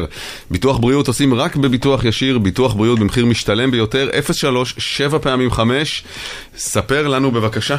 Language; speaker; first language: Hebrew; native; Hebrew